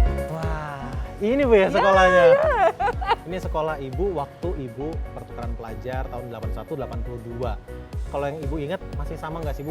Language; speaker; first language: Indonesian; native; Indonesian